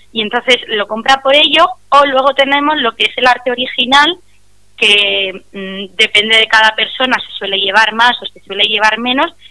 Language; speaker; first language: Spanish; native; Spanish